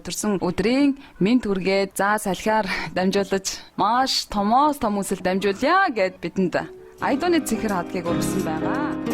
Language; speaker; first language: Mongolian; native; Mongolian